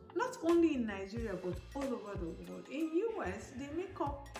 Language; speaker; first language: English; non-native, local second language; Igbo